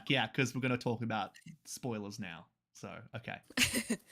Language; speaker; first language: English; native; English